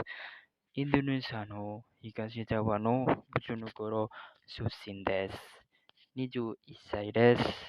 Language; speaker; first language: Japanese; non-native, learner; Indonesian